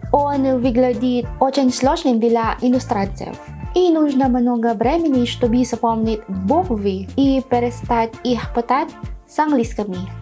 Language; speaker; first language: Russian; non-native, learner; Filipino